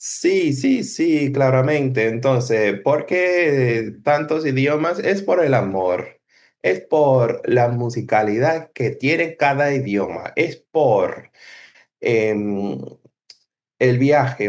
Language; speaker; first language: Spanish; non-native, fluent; English